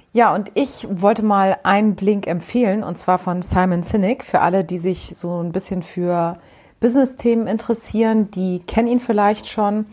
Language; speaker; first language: German; native; German